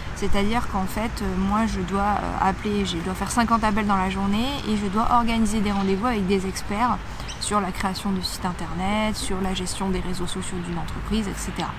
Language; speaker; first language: French; native; French